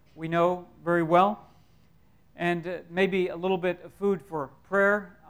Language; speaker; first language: English; native; English